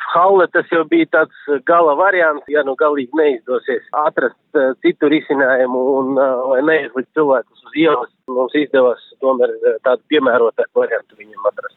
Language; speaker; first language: Latvian; non-native, local second language; Russian